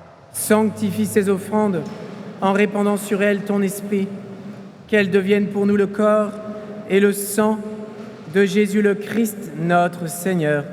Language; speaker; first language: French; native; French